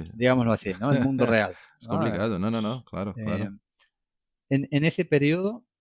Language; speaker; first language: Spanish; native; Spanish